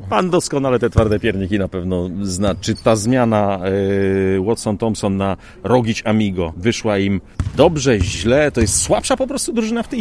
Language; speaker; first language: Polish; native; Polish